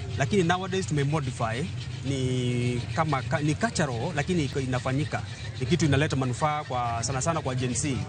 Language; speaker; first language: Swahili; non-native, local second language; Kamba